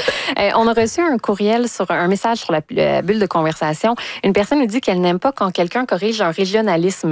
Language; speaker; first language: French; native; French